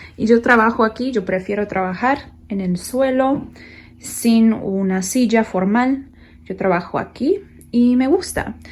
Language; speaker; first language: Spanish; non-native, learner; English